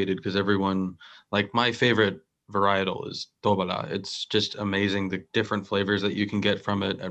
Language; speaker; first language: English; native; English